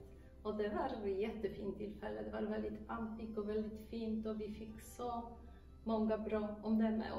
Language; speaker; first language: Swedish; non-native, fluent; Polish